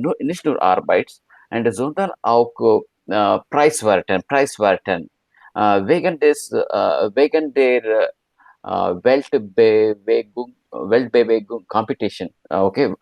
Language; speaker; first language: German; non-native, learner; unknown